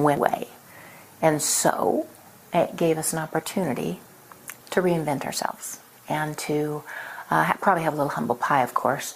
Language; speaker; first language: English; native; English